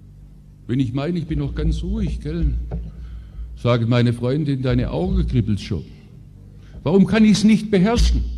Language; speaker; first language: German; native; German